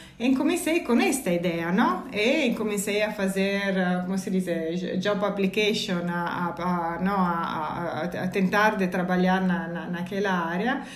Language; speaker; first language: Portuguese; non-native, learner; Italian